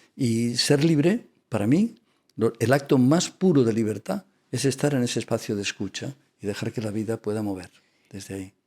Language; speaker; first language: Spanish; non-native, local second language; Catalan